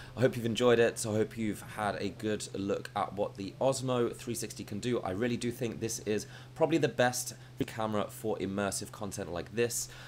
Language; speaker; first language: English; native; English